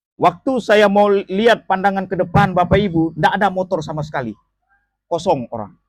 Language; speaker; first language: Indonesian; non-native, local second language; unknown